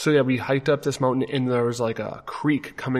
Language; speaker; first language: English; native; English